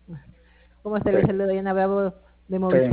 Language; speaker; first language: Spanish; native; Spanish